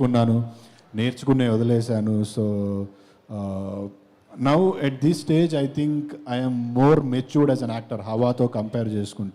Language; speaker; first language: Telugu; native; Telugu